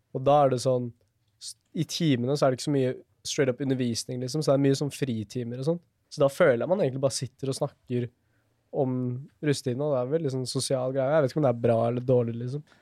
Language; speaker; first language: Norwegian; native; Norwegian